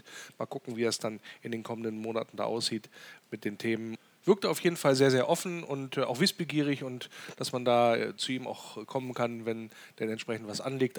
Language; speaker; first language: German; native; German